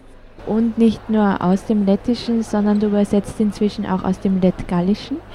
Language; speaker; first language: German; native; German